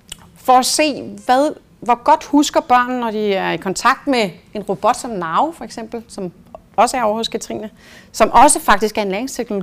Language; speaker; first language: Danish; native; Danish